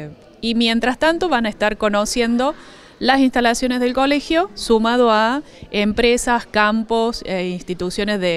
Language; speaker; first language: Spanish; native; Spanish